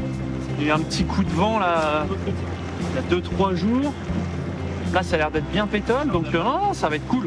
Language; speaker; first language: French; native; French